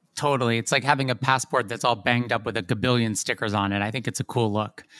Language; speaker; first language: English; native; English